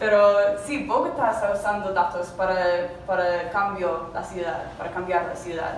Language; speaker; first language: Spanish; non-native, learner; English